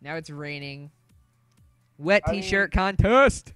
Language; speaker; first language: English; native; English